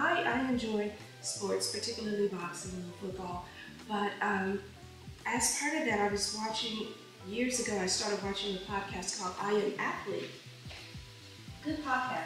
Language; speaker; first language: English; native; English